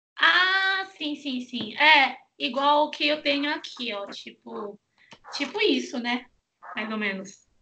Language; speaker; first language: Portuguese; non-native, fluent; Chinese